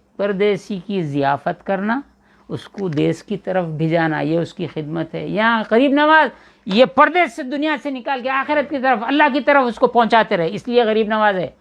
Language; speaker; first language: Urdu; native; Urdu